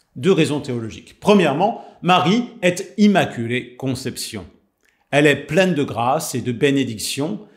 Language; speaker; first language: French; native; French